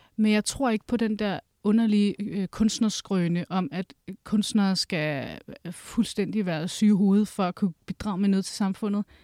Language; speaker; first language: Danish; early bilingual, other home language; Kurdish